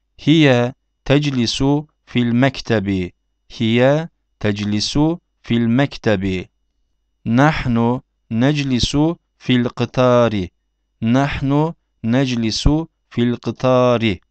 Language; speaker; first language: Arabic; non-native, fluent; Turkish